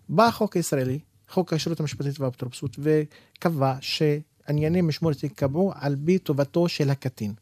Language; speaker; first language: Hebrew; non-native, local second language; Arabic